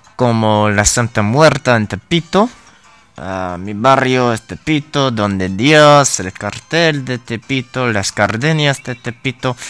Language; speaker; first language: Spanish; non-native, learner; English